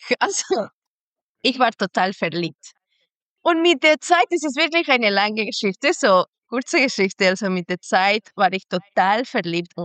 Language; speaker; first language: German; non-native, fluent; Spanish